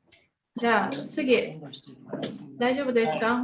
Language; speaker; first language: Japanese; non-native, fluent; Tatar